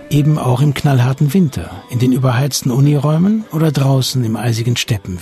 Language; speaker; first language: German; native; German